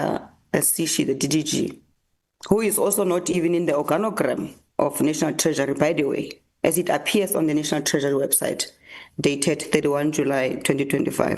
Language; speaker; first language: English; non-native, local second language; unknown